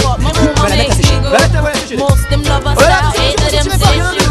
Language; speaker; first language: French; native; French